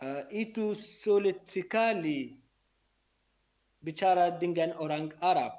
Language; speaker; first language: Indonesian; non-native, learner; Arabic